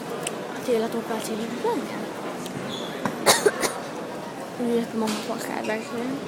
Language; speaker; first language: Swedish; early bilingual, other home language; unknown